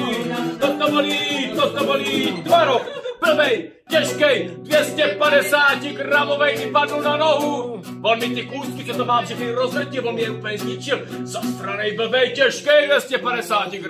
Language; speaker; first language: Czech; native; Czech